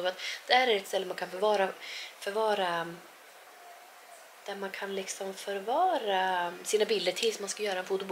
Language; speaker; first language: Swedish; native; Swedish